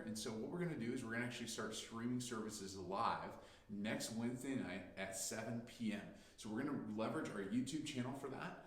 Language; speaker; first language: English; native; English